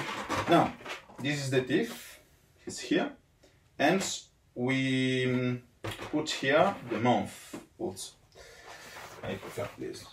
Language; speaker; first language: English; non-native, learner; Italian